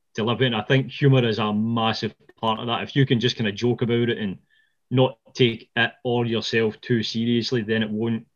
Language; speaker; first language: English; native; English